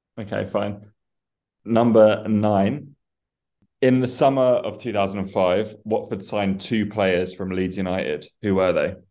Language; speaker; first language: English; early bilingual, other home language; Persian